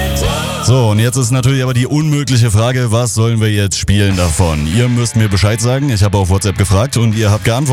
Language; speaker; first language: German; native; German